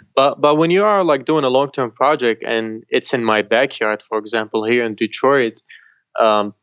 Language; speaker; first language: English; non-native, fluent; Arabic